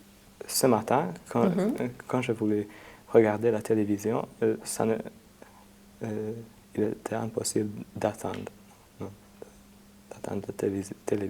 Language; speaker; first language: French; non-native, fluent; Hungarian